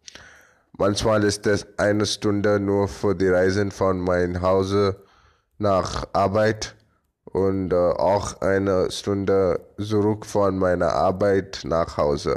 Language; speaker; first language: German; non-native, learner; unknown